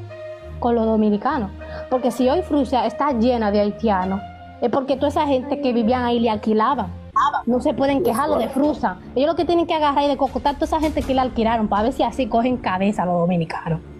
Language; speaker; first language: Spanish; native; Spanish